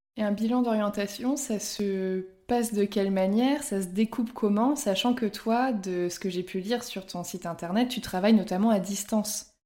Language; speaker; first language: French; native; French